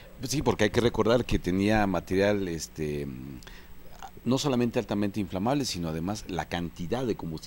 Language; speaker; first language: Spanish; native; Spanish